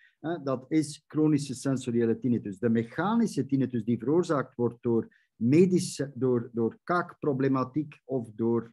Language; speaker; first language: Dutch; native; Dutch